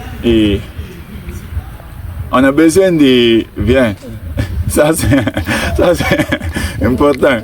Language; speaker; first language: French; non-native, learner; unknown